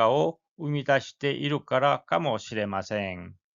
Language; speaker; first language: Japanese; non-native, fluent; Korean